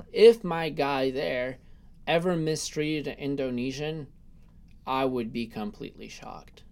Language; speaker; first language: English; early bilingual, other home language; Russian